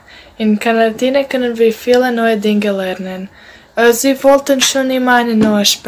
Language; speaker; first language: German; non-native, learner; Croatian